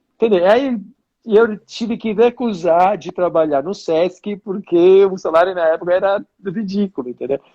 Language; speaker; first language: Portuguese; non-native, fluent; Italian